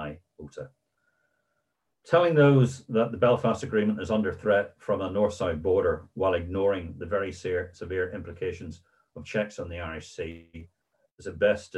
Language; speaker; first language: English; native; English